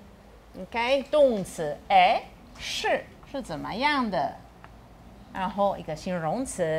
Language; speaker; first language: Chinese; non-native, fluent; Italian